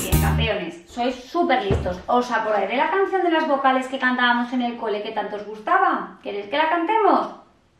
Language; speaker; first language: Spanish; native; Spanish